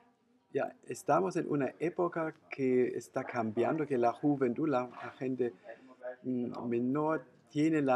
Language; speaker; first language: Spanish; non-native, fluent; German